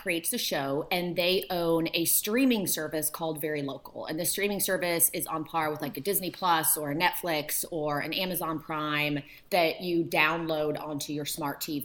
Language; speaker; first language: English; early bilingual, other home language; Polish